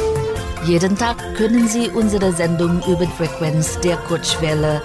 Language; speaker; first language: German; non-native, fluent; Indonesian